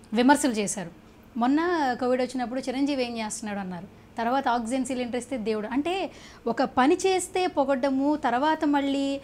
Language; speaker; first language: Telugu; native; Telugu